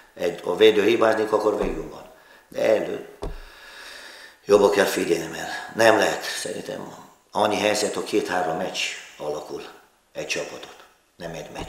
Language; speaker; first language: Hungarian; non-native, learner; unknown